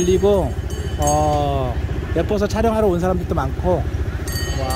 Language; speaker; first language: Korean; native; Korean